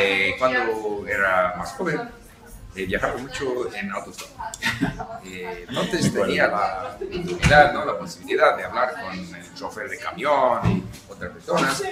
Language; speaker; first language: Spanish; non-native, fluent; English